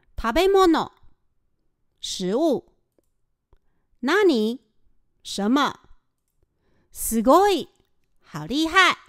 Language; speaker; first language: Japanese; non-native, fluent; Chinese